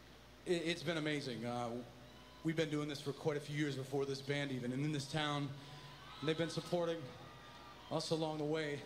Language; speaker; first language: English; native; English